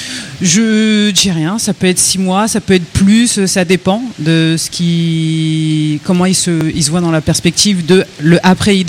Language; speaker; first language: French; native; French